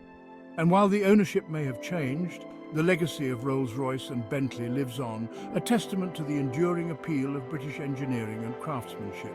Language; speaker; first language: English; native; English